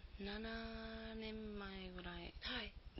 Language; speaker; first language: Japanese; non-native, learner; Spanish